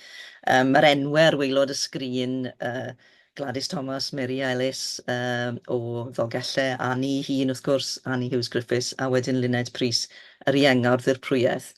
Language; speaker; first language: Welsh; native; Welsh